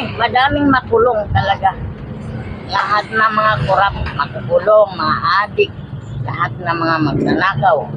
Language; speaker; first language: Filipino; native; Filipino